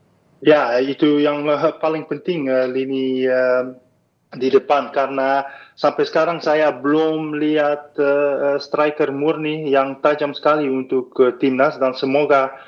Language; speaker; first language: Indonesian; non-native, fluent; Dutch